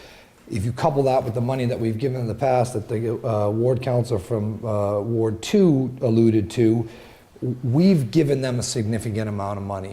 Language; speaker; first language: English; native; English